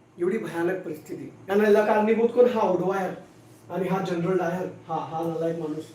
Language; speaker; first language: Marathi; non-native, local second language; Hindi